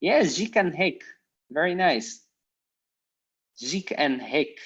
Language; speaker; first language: Dutch; non-native, fluent; Polish